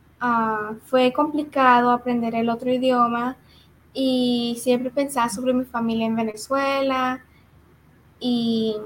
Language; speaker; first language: Spanish; early bilingual, heritage; Spanish